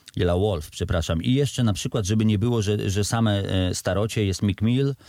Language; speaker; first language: Polish; native; Polish